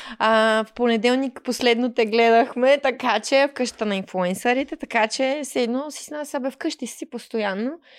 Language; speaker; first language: Bulgarian; early bilingual, heritage; Bulgarian